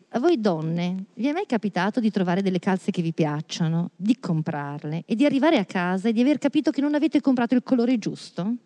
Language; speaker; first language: Italian; native; Italian